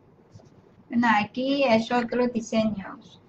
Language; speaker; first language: Spanish; non-native, fluent; Chinese